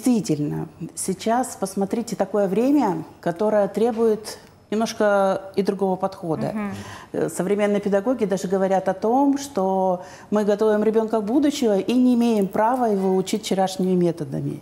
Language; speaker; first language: Russian; native; Russian